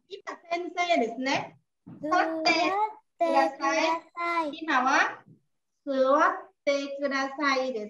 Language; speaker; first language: Japanese; non-native, fluent; Vietnamese